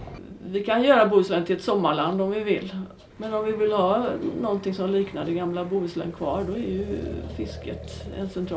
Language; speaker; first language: Swedish; native; Swedish